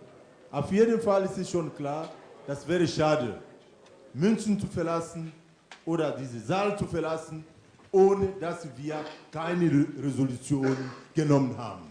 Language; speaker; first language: German; non-native, fluent; French